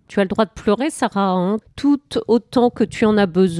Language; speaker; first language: French; native; French